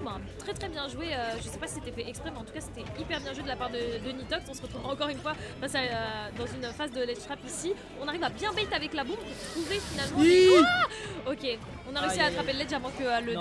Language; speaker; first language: French; native; French